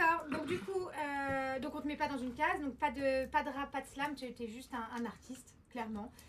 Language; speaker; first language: French; native; French